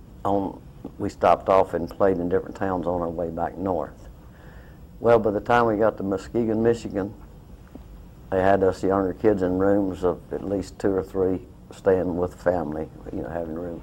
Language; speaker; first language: English; native; English